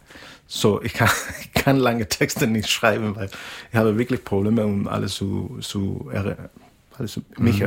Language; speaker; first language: German; non-native, learner; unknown